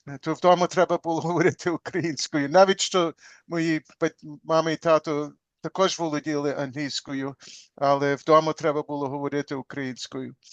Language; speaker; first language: Ukrainian; early bilingual, heritage; Ukrainian